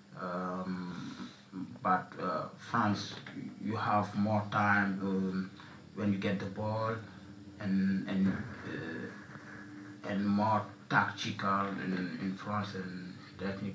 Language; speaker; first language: English; non-native, learner; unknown